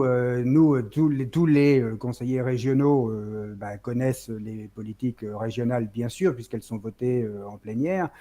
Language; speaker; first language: French; native; French